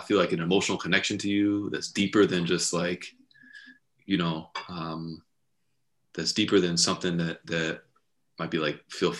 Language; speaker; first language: English; native; English